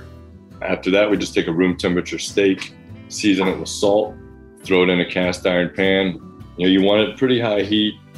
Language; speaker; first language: English; native; English